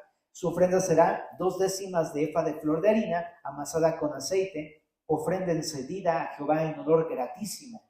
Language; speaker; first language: Spanish; native; Spanish